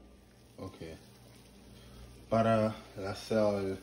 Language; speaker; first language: Spanish; non-native, learner; English